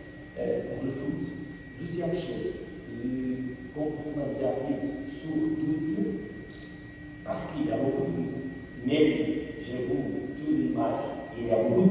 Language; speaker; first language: French; non-native, fluent; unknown